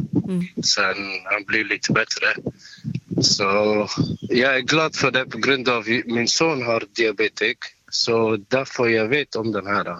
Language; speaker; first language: Swedish; non-native, learner; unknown